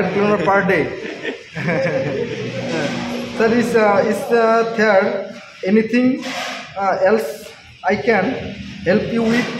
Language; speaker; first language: English; non-native, learner; Bangla